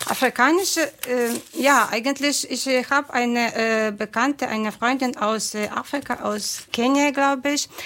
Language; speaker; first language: German; non-native, learner; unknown